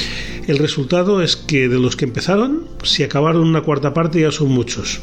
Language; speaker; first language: Spanish; native; Spanish